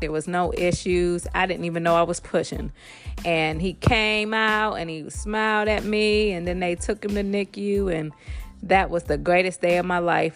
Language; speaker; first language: English; native; English